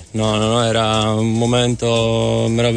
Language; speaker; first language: Italian; non-native, fluent; Czech